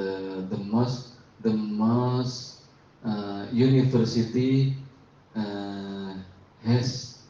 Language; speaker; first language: English; non-native, learner; Indonesian